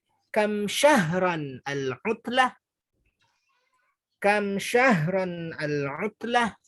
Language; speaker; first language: Arabic; non-native, fluent; Indonesian